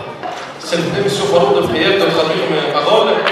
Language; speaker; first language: French; non-native, learner; Arabic